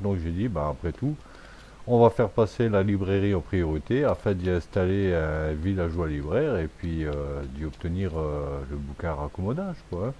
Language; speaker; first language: French; native; French